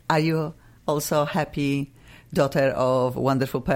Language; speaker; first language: English; non-native, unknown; Russian